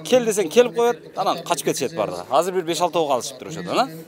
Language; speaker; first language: Kyrgyz; native; Kyrgyz